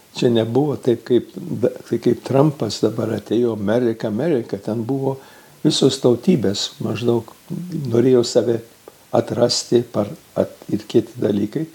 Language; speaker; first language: Lithuanian; early bilingual, heritage; Lithuanian